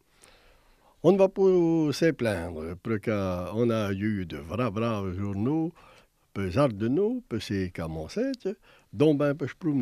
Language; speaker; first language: French; native; French